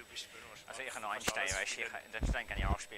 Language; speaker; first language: German; non-native, fluent; French